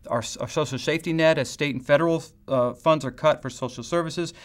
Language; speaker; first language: English; native; English